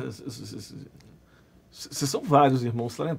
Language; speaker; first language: Portuguese; native; Portuguese